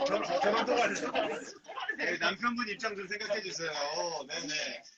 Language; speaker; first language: Korean; native; Korean